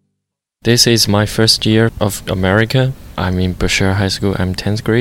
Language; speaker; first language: English; non-native, learner; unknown